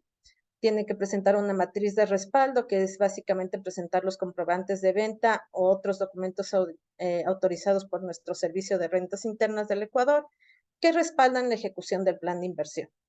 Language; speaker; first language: Spanish; native; Spanish